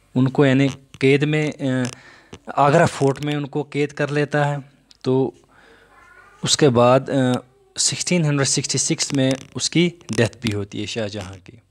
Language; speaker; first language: Hindi; native; Hindi